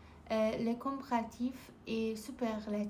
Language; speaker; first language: French; non-native, learner; Persian